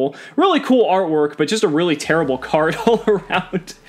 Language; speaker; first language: English; native; English